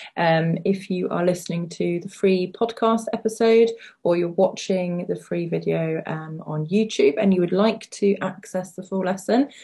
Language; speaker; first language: English; native; English